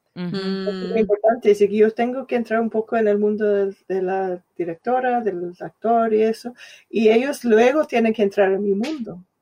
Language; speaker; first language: Spanish; non-native, fluent; English